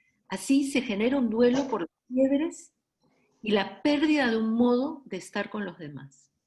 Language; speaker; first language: Spanish; native; Spanish